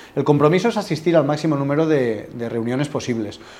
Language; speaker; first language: Spanish; native; Spanish